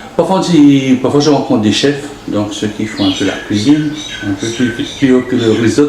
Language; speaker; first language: French; non-native, local second language; Morisyen